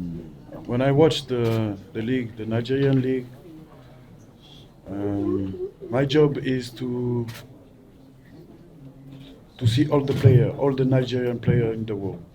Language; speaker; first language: English; non-native, learner; French